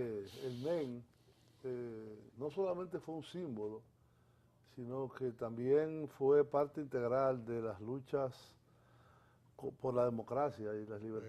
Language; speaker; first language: Spanish; native; Spanish